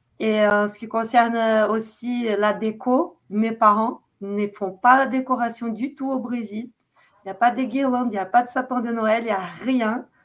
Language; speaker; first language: French; non-native, fluent; Portuguese